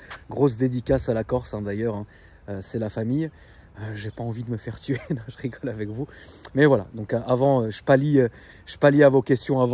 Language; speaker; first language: French; native; French